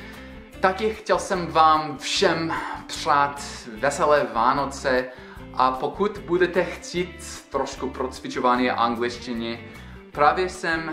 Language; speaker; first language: Czech; non-native, fluent; English